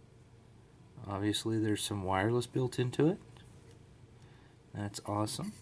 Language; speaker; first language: English; native; English